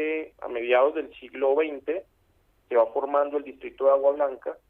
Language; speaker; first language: Spanish; native; Spanish